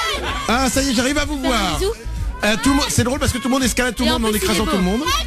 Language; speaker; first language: French; native; French